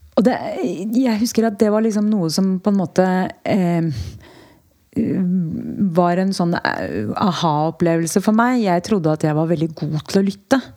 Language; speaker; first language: Norwegian; native; Norwegian